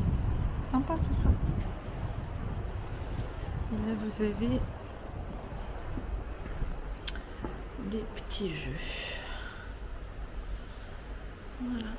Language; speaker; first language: French; native; French